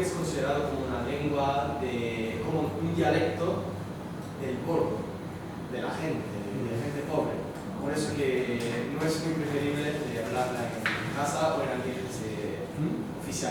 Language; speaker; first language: Spanish; non-native, fluent; Italian